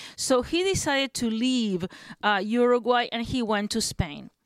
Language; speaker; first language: English; non-native, fluent; Spanish